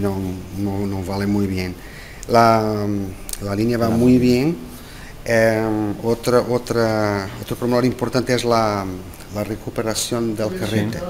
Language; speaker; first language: Spanish; non-native, learner; Portuguese